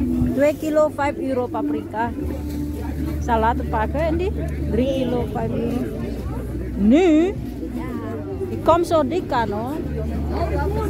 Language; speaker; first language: Dutch; non-native, learner; Indonesian